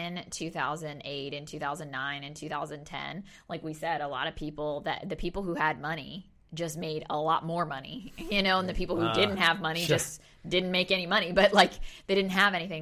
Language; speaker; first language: English; native; English